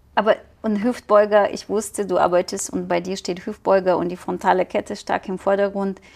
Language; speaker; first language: German; non-native, fluent; Ukrainian